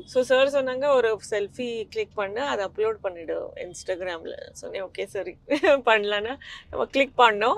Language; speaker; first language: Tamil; non-native, fluent; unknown